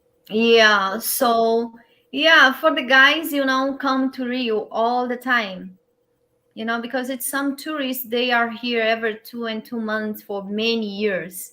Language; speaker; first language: English; non-native, learner; Portuguese